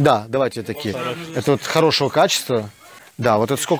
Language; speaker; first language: Russian; native; Russian